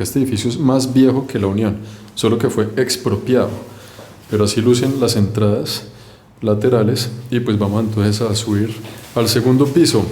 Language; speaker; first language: Spanish; native; Spanish